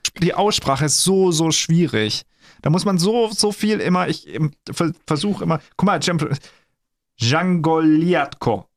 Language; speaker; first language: German; native; German